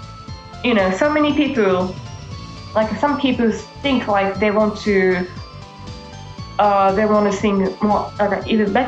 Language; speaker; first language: English; non-native, fluent; Japanese